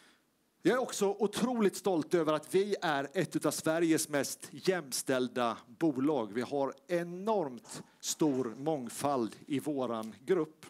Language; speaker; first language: Swedish; native; Swedish